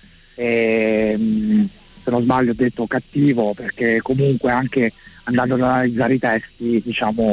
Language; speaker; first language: Italian; native; Italian